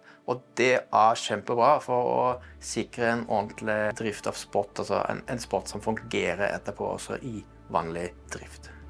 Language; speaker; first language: Norwegian; non-native, fluent; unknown